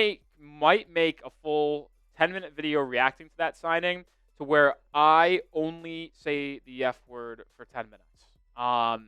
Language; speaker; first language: English; native; English